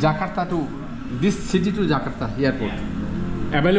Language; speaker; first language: English; non-native, learner; Bangla